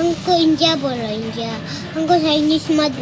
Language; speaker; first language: Hindi; non-native, local second language; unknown